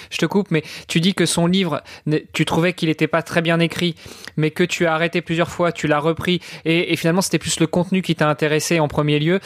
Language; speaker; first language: French; native; French